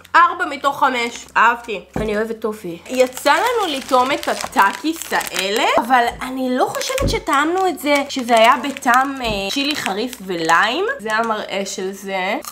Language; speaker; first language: Hebrew; native; Hebrew